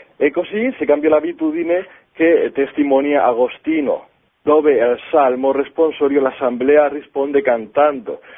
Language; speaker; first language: Italian; non-native, fluent; Spanish